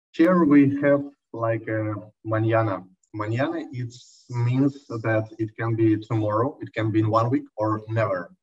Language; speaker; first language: English; non-native, learner; Russian